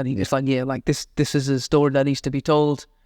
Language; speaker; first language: English; native; English